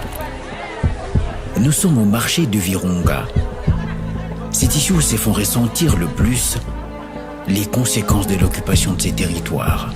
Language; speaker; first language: French; non-native, local second language; Swahili